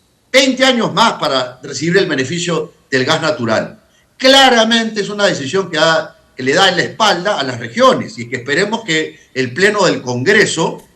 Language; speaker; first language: Spanish; native; Spanish